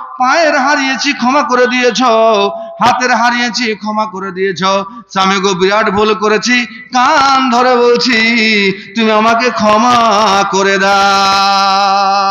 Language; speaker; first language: Bangla; non-native, fluent; Urdu